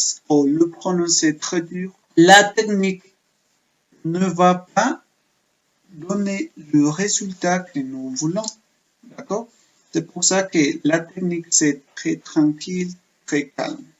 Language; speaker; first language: French; non-native, fluent; Spanish